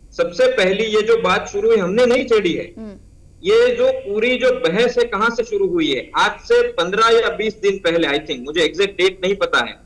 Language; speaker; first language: Hindi; non-native, local second language; Gujarati